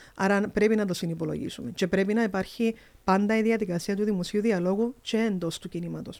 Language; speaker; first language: Greek; early bilingual, heritage; Greek